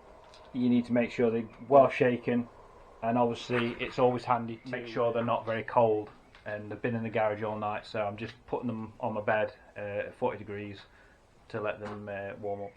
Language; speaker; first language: English; native; English